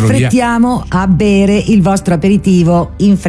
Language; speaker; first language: Italian; native; Italian